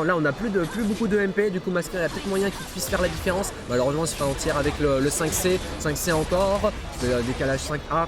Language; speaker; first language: French; native; French